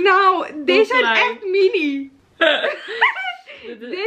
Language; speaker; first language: Dutch; non-native, learner; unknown